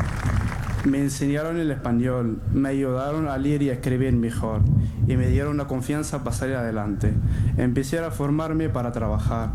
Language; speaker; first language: Spanish; non-native, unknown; Arabic